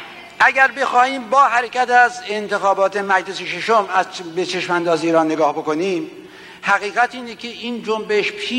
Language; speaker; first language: Persian; native; Persian